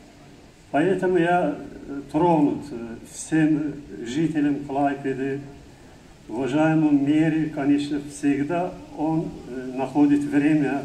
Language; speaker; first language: Russian; non-native, fluent; Azerbaijani